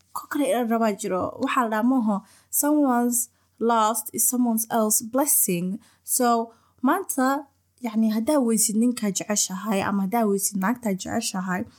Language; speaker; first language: Somali; early bilingual, heritage; Somali